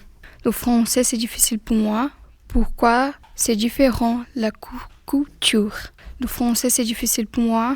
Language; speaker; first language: French; non-native, learner; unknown